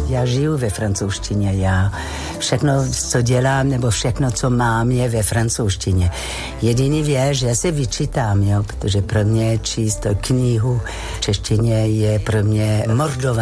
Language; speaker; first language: Czech; non-native, fluent; French